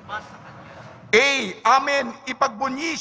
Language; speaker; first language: Filipino; native; Filipino